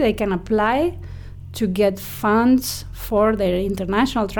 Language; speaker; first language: English; non-native, fluent; Spanish